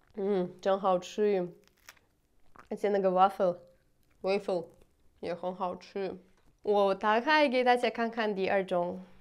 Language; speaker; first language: Chinese; non-native, fluent; Russian